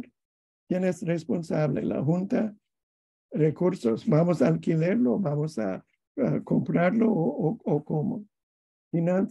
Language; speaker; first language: Spanish; non-native, fluent; English